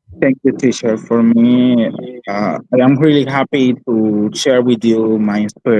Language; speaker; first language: English; non-native, learner; Spanish